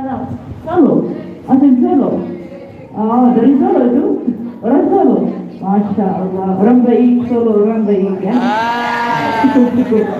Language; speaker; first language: Indonesian; non-native, learner; Arabic